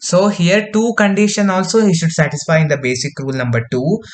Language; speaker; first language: English; non-native, local second language; Kannada